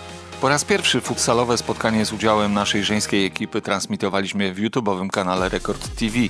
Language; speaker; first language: Polish; native; Polish